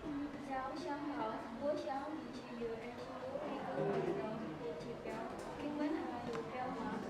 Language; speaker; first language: Chinese; non-native, learner; Indonesian